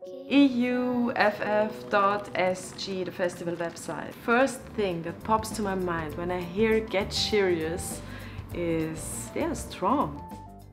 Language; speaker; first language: English; non-native, fluent; German